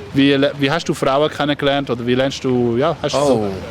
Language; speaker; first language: German; native; German